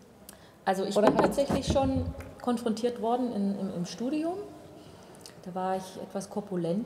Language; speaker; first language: German; native; German